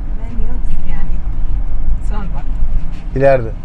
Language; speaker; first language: Turkish; non-native, learner; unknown